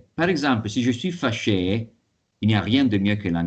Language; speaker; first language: French; non-native, fluent; Italian